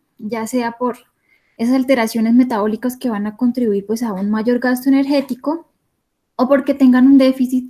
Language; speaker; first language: Spanish; native; Spanish